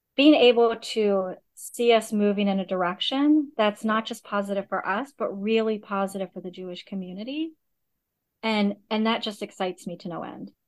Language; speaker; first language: English; native; English